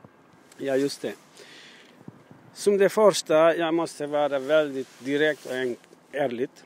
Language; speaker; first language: Swedish; non-native, learner; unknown